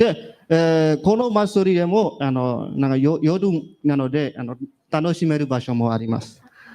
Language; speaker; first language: Japanese; non-native, learner; Burmese